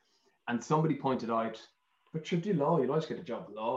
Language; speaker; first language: English; native; English